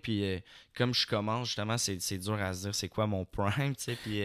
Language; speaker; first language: French; native; French